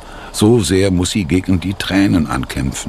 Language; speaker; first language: German; native; German